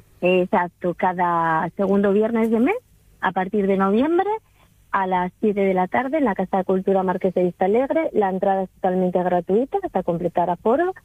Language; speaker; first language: Spanish; native; Spanish